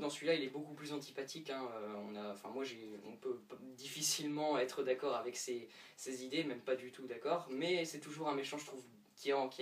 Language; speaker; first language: French; native; French